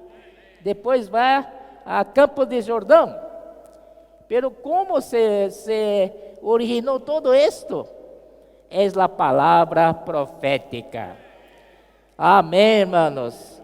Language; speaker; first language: Spanish; non-native, fluent; Portuguese